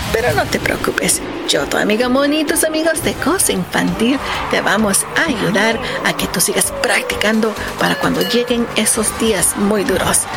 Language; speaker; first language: Spanish; native; Spanish